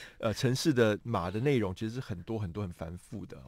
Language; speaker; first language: Chinese; native; Chinese